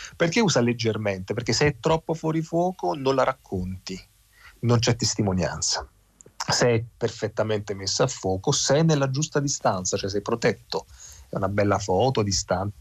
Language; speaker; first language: Italian; native; Italian